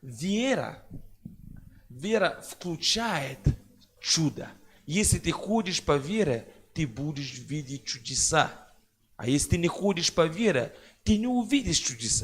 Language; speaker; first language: Russian; non-native, fluent; French